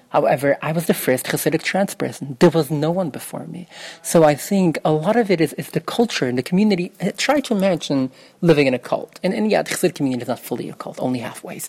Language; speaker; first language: English; early bilingual, other home language; Yiddish